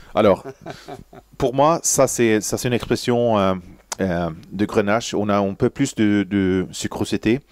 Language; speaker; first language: French; non-native, fluent; Swedish